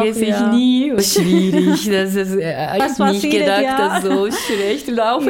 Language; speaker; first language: German; non-native, fluent; Japanese